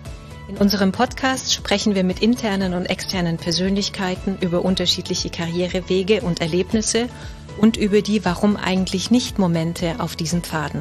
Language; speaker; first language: German; native; German